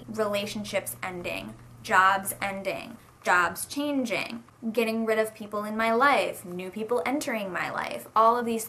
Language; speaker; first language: English; native; English